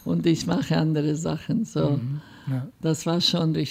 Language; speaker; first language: German; non-native, fluent; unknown